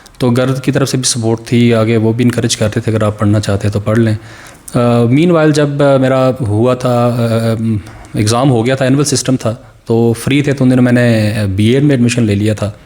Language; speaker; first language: Urdu; non-native, local second language; Pashto